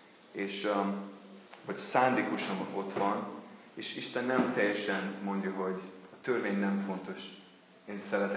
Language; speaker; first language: Hungarian; non-native, fluent; English